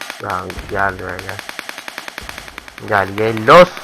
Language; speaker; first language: Turkish; native; Turkish